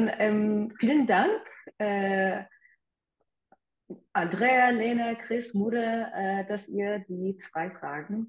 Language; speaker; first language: German; non-native, fluent; English